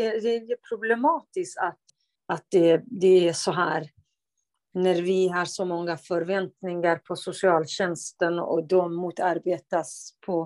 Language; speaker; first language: Swedish; non-native, fluent; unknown